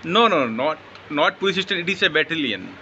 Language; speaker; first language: English; non-native, learner; Bangla